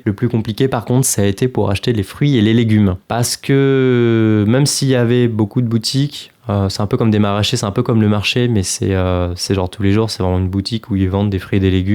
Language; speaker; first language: French; native; French